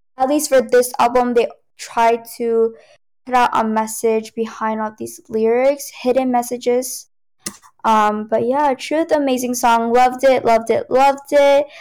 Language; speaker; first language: English; early bilingual, other home language; Cantonese